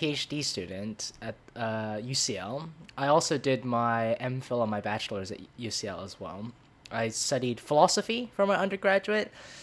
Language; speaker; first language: English; non-native, local second language; Cantonese